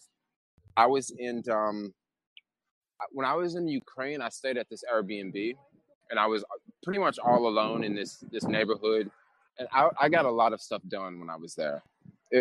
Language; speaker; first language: English; native; English